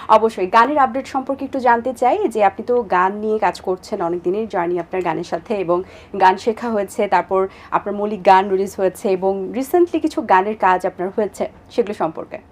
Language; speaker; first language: Bangla; native; Bangla